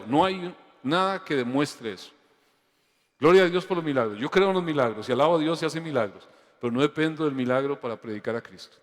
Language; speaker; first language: Spanish; native; Spanish